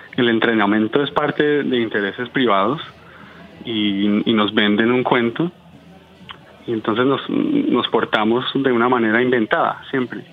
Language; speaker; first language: Spanish; early bilingual, heritage; Spanish